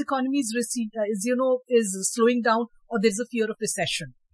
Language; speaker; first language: English; non-native, local second language; Hindi